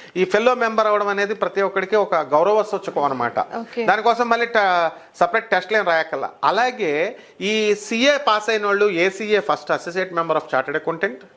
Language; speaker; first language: Telugu; native; Telugu